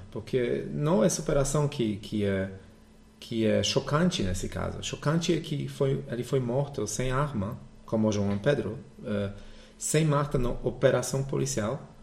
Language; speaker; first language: Portuguese; non-native, fluent; Polish